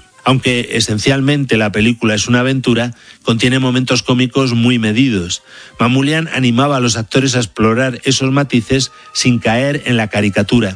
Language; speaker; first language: Spanish; native; Spanish